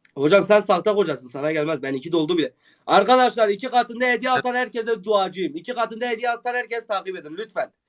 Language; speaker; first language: Turkish; native; Turkish